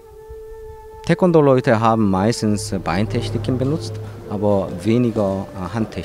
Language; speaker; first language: German; non-native, fluent; Korean